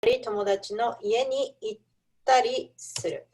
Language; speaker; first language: Japanese; non-native, fluent; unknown